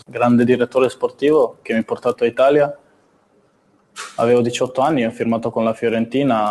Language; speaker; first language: Italian; non-native, fluent; Serbian